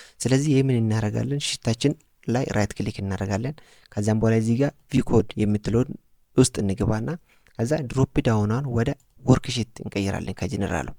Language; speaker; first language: Amharic; native; Amharic